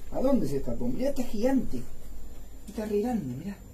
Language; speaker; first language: Spanish; native; Spanish